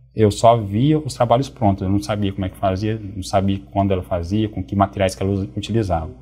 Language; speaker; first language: Portuguese; native; Portuguese